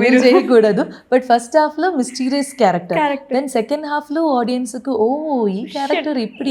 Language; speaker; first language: Telugu; non-native, learner; Malayalam